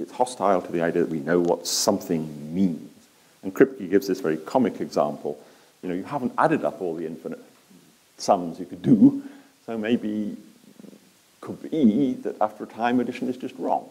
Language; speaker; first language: English; native; English